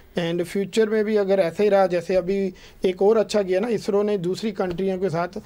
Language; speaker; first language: Hindi; non-native, local second language; Punjabi